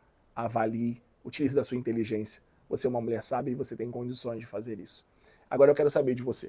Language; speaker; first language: Portuguese; native; Portuguese